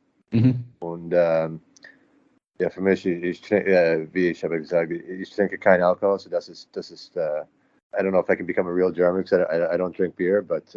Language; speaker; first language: German; non-native, learner; English